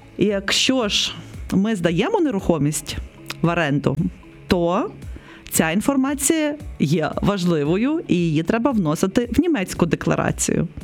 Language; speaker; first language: Ukrainian; native; Ukrainian